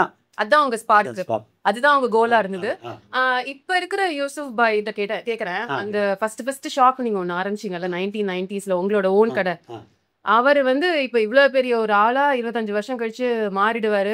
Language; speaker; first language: Tamil; native; Tamil